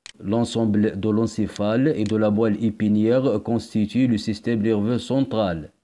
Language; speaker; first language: French; non-native, local second language; Arabic